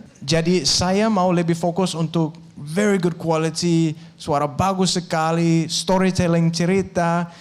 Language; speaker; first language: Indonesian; non-native, fluent; Danish